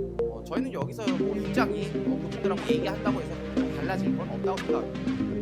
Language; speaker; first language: Korean; native; Korean